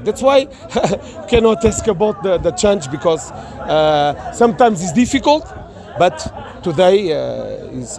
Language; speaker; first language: English; non-native, learner; Portuguese